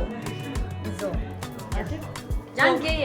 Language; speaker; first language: German; early bilingual, other home language; Urdu